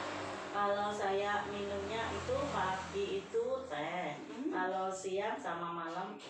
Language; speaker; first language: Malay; non-native, local second language; Javanese